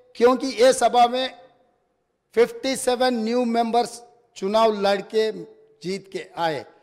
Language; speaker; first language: Hindi; non-native, local second language; Telugu